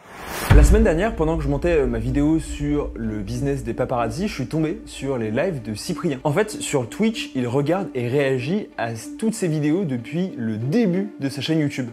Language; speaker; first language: French; native; French